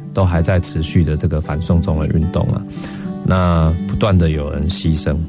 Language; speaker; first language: Chinese; native; Chinese